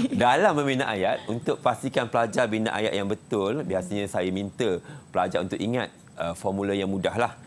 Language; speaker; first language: Malay; native; Malay